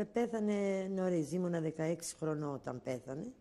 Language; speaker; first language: Greek; non-native, local second language; Ladino